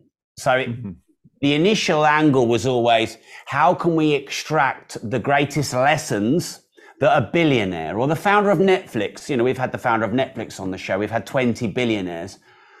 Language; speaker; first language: English; native; English